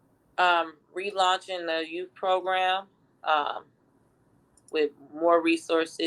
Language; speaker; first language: English; native; English